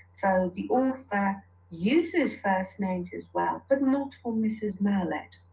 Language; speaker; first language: English; non-native, fluent; Persian